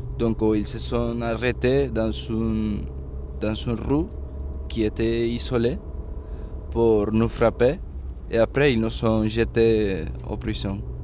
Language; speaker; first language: French; non-native, fluent; Spanish